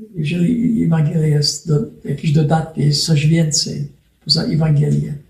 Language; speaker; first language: Polish; early bilingual, heritage; Polish